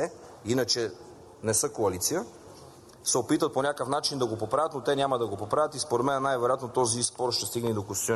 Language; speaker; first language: Bulgarian; native; Bulgarian